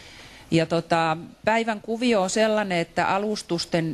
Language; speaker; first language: Finnish; native; Finnish